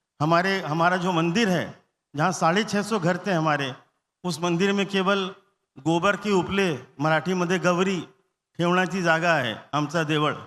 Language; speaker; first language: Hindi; non-native, local second language; Bangla